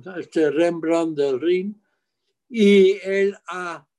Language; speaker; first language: Spanish; non-native, fluent; Dutch